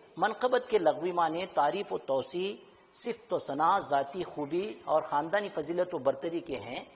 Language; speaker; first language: Urdu; native; Urdu